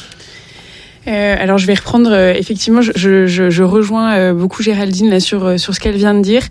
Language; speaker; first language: French; native; French